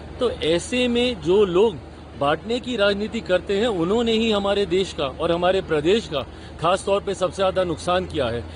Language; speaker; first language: Hindi; native; Hindi